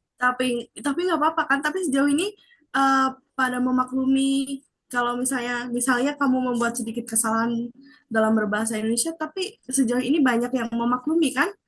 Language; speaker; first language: Indonesian; native; Indonesian